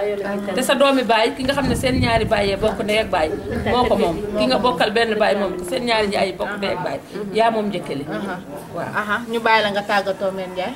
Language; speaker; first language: Wolof; non-native, local second language; Fula